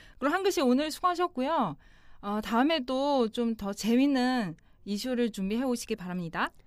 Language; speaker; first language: Korean; non-native, fluent; Chinese